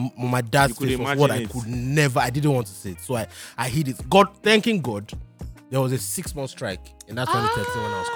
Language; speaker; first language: English; non-native, local second language; Yoruba